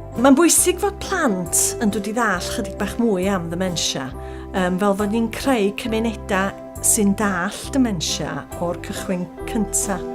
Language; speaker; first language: Welsh; native; Welsh